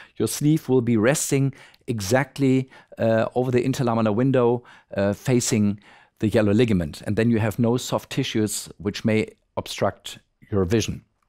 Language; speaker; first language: English; non-native, fluent; German